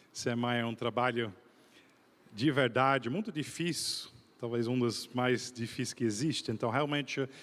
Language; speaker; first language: Portuguese; non-native, fluent; Dutch